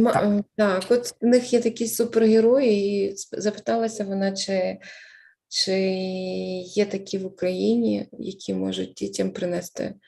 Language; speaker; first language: Ukrainian; native; Ukrainian